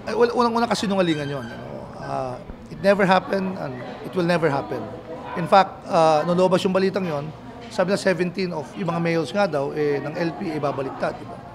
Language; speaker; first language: Filipino; non-native, local second language; Pangasinan